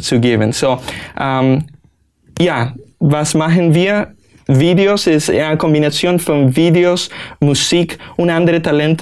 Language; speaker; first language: German; non-native, learner; Spanish